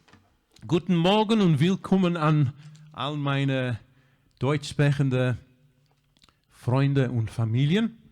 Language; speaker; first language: German; non-native, learner; English